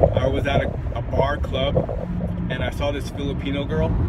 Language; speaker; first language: English; native; English